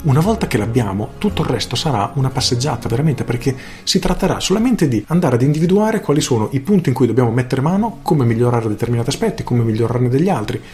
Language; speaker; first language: Italian; native; Italian